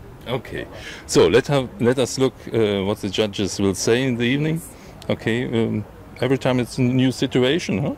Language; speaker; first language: English; non-native, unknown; German